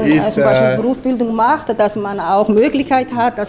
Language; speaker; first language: German; non-native, local second language; Somali